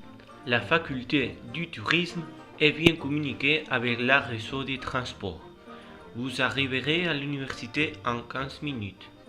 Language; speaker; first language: French; non-native, learner; Spanish